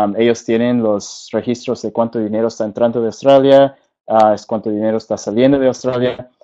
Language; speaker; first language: Spanish; early bilingual, heritage; Spanish